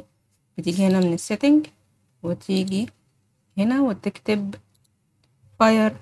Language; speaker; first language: Arabic; native; Arabic